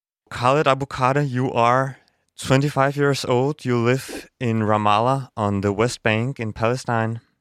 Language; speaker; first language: English; non-native, fluent; Danish